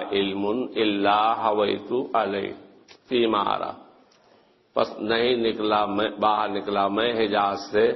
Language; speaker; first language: Urdu; native; Urdu